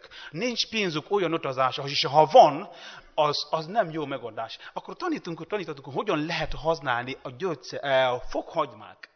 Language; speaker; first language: Hungarian; non-native, learner; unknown